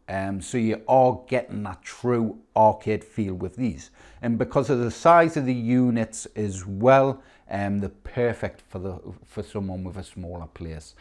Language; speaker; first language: English; native; English